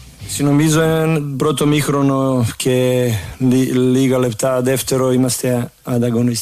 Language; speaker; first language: Greek; non-native, learner; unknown